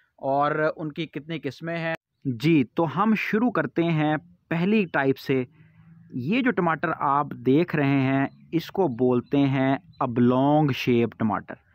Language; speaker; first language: Urdu; non-native, local second language; Punjabi